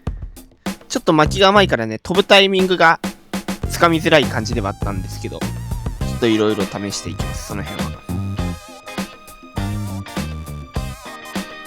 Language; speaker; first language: Japanese; native; Japanese